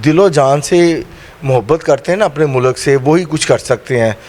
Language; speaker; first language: Urdu; non-native, local second language; Punjabi